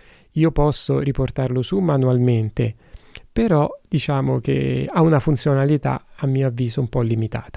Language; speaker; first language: Italian; native; Italian